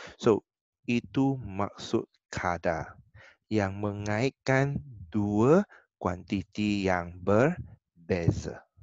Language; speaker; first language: Malay; non-native, local second language; Chinese